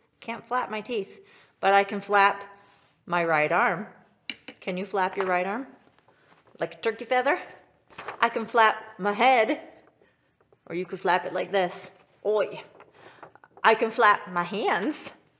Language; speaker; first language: English; native; English